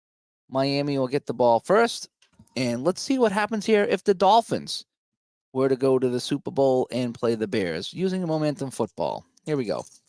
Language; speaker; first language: English; native; English